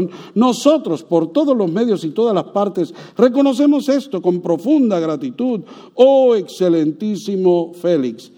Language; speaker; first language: Spanish; native; Spanish